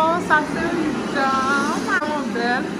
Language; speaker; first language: French; non-native, learner; Haitian Creole